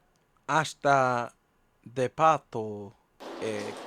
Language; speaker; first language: Japanese; non-native, learner; English